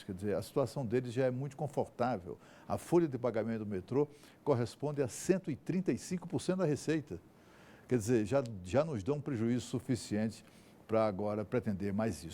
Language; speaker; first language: Portuguese; native; Portuguese